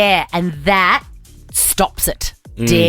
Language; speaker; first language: English; native; English